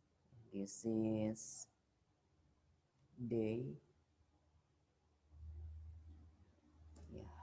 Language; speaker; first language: English; non-native, fluent; Indonesian